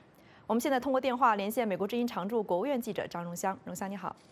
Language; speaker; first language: Chinese; native; Chinese